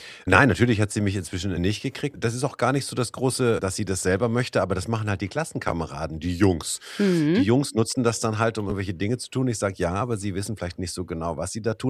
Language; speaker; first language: German; native; German